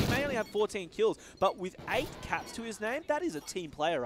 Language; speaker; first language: English; native; English